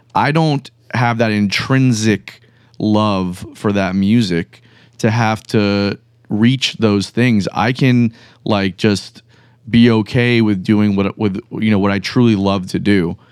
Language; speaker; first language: English; early bilingual, other home language; Spanish